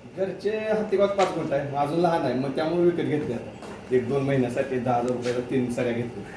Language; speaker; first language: Marathi; native; Marathi